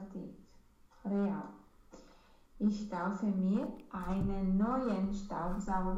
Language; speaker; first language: German; non-native, learner; Romanian